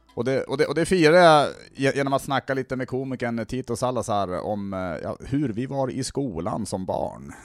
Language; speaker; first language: Swedish; native; Swedish